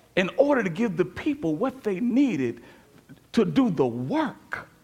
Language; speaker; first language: English; native; English